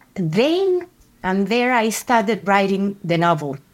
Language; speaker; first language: English; non-native, fluent; Spanish